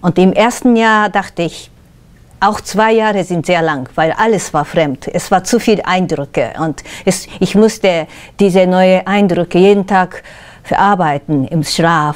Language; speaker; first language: German; non-native, fluent; Japanese